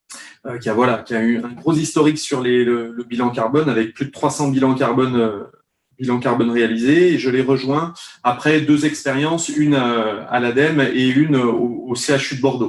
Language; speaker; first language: French; native; French